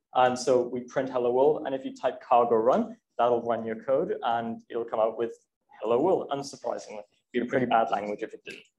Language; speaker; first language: English; native; English